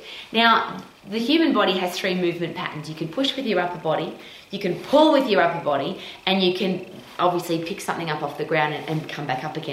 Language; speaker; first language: English; native; English